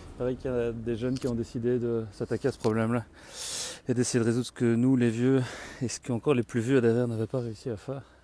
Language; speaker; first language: French; native; French